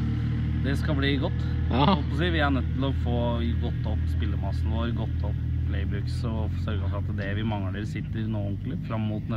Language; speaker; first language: Norwegian; native; Norwegian